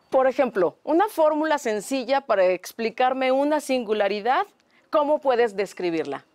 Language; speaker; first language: Spanish; native; Spanish